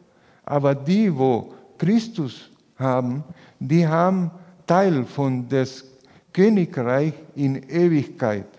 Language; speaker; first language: German; non-native, fluent; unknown